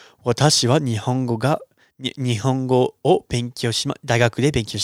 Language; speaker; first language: Japanese; non-native, fluent; English